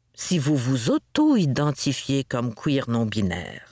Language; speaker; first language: French; native; French